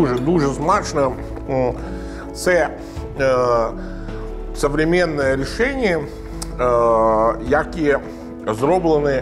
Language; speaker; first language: Ukrainian; non-native, learner; Italian